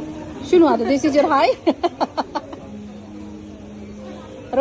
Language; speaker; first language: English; non-native, learner; Nepali